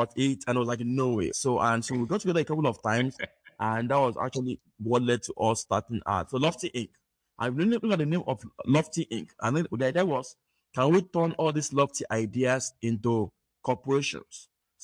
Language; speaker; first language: English; non-native, local second language; Yoruba